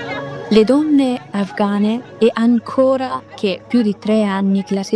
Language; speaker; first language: Italian; non-native, fluent; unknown